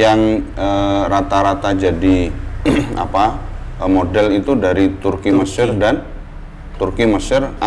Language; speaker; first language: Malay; non-native, local second language; Javanese